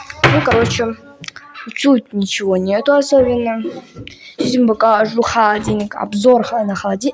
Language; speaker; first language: Russian; non-native, local second language; Kazakh